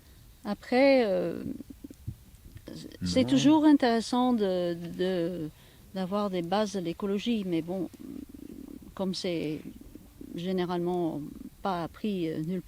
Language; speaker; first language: French; non-native, fluent; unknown